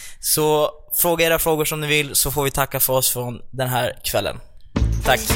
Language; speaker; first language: Swedish; native; Swedish